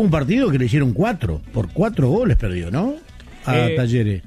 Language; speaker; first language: Spanish; native; Spanish